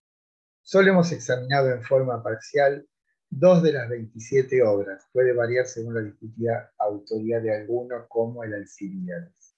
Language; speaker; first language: Spanish; native; Spanish